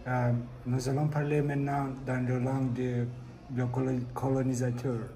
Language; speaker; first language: French; non-native, learner; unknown